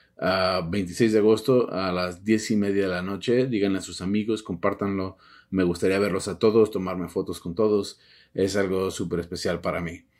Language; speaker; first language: Spanish; early bilingual, heritage; Spanish